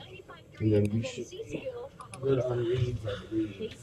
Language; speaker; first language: English; native; English